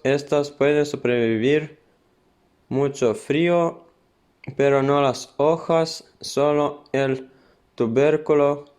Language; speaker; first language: Spanish; non-native, fluent; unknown